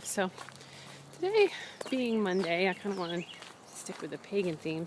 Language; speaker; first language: English; native; English